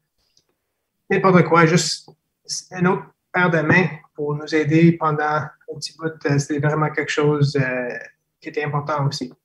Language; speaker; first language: French; non-native, fluent; English